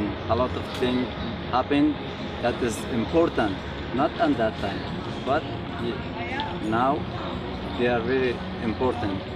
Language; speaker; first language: English; non-native, learner; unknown